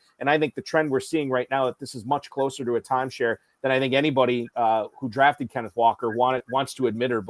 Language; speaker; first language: English; native; English